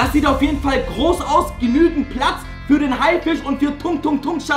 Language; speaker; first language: German; native; German